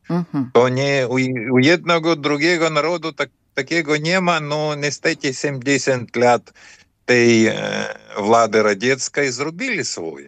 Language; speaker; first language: Polish; non-native, learner; Ukrainian